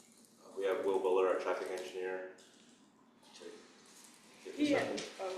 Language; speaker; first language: English; native; English